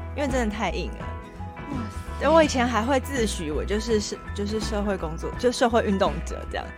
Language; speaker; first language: Chinese; native; Chinese